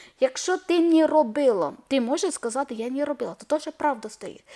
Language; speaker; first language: Ukrainian; non-native, learner; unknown